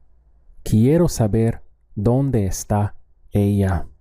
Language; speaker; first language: Spanish; non-native, fluent; English